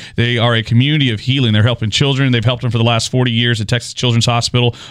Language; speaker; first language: English; native; English